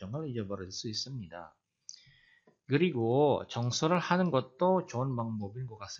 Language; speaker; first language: Korean; non-native, fluent; Indonesian